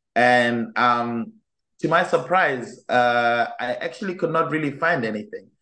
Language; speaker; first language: English; non-native, local second language; Tswana